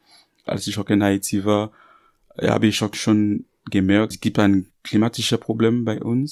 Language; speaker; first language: German; non-native, learner; Haitian Creole